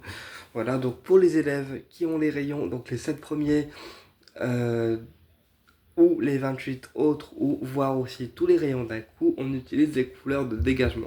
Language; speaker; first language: French; native; French